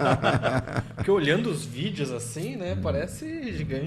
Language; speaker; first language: Portuguese; native; Portuguese